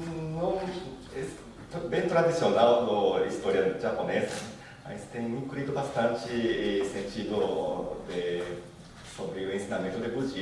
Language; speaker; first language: Portuguese; non-native, learner; Japanese